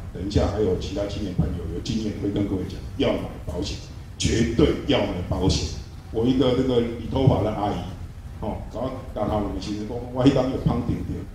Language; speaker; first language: Chinese; native; Chinese